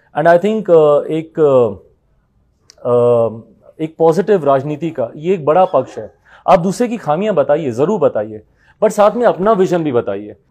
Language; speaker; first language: Hindi; native; Hindi